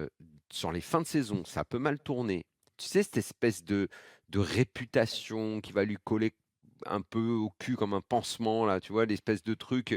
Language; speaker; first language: French; native; French